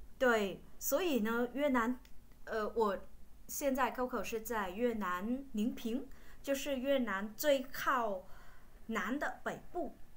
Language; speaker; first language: Chinese; non-native, fluent; Vietnamese